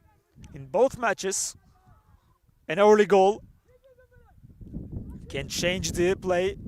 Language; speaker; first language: English; non-native, fluent; Turkish